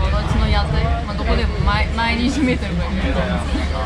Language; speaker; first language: Japanese; non-native, learner; German